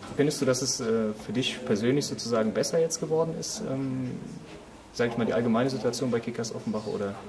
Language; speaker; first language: German; native; German